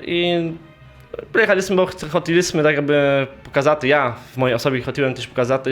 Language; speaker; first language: Polish; non-native, local second language; Rusyn